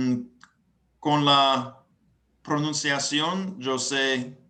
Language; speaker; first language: Spanish; non-native, learner; English